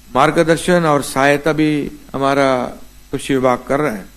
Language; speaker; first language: Hindi; non-native, local second language; Marathi